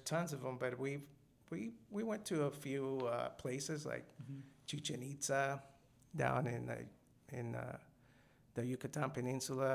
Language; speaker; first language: English; non-native, fluent; Spanish